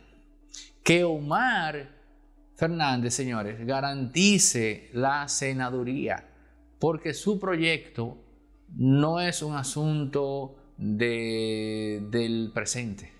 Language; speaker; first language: Spanish; native; Spanish